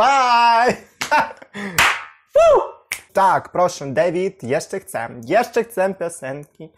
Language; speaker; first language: Polish; non-native, learner; Ukrainian